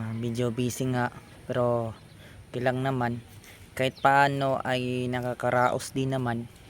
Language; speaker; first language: Filipino; non-native, local second language; Cebuano